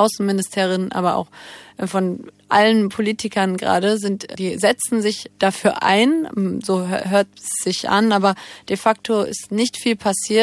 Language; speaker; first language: German; early bilingual, other home language; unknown